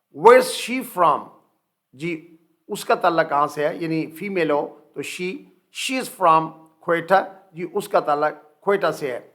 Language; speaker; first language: Urdu; native; Urdu